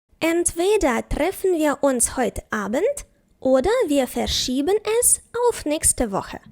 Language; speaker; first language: German; non-native, fluent; Ukrainian